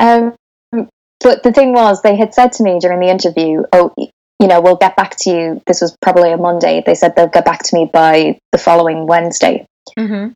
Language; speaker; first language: English; native; English